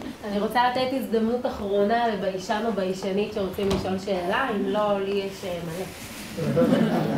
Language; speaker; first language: Hebrew; native; Hebrew